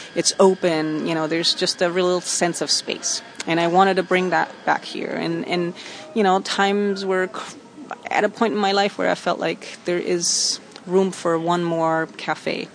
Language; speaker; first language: English; non-native, fluent; German